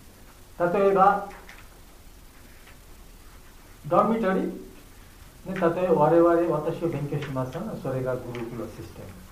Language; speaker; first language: Japanese; non-native, learner; Bangla